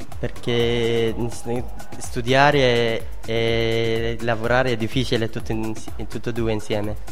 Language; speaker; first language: Italian; non-native, learner; Persian